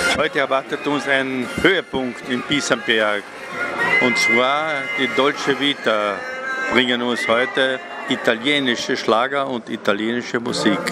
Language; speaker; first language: German; native; German